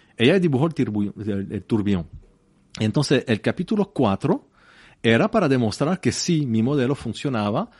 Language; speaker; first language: Spanish; non-native, fluent; French